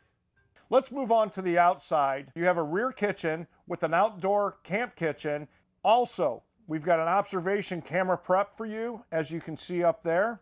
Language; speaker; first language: English; native; English